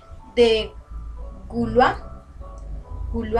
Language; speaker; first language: French; non-native, learner; Spanish